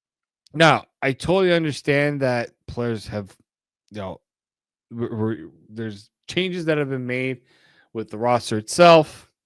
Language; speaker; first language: English; native; English